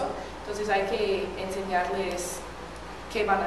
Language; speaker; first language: Spanish; non-native, fluent; English